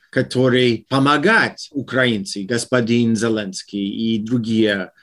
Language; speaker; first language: Russian; non-native, learner; English